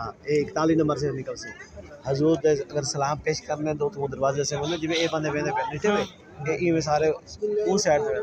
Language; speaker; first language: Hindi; non-native, local second language; Punjabi